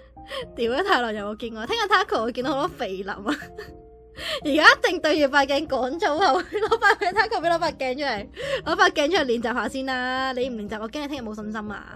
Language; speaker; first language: Cantonese; native; Cantonese